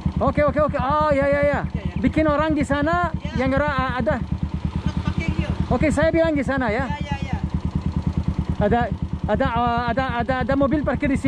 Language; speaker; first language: Indonesian; non-native, learner; English